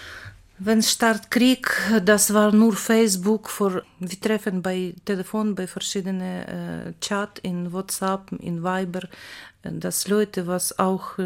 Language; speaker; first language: German; non-native, learner; Ukrainian